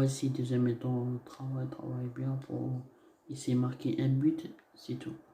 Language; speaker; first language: French; non-native, learner; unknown